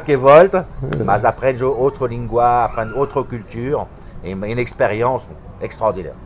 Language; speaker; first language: Portuguese; non-native, fluent; French